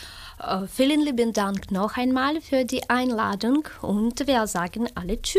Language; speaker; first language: German; non-native, learner; Ukrainian